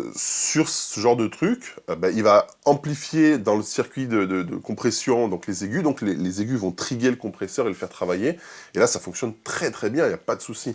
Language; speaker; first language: French; native; French